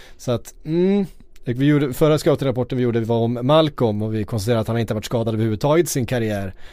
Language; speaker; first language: Swedish; native; Swedish